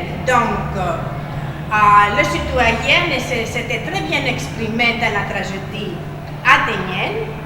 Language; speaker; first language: French; non-native, fluent; Greek